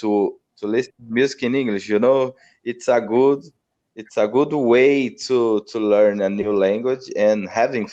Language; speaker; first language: English; non-native, learner; Portuguese